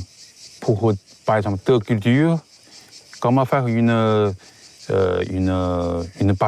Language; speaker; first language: French; non-native, learner; Chinese